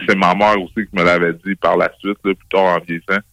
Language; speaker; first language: French; native; French